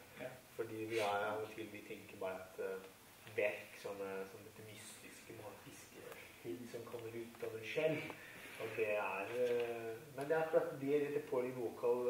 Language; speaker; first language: Norwegian; non-native, fluent; Italian